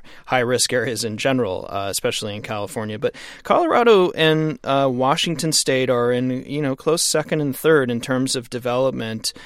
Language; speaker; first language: English; native; English